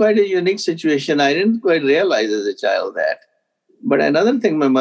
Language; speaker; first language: English; non-native, local second language; Punjabi